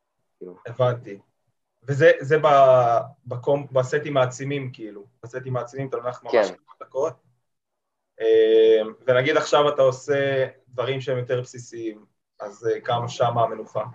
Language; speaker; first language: Hebrew; native; Hebrew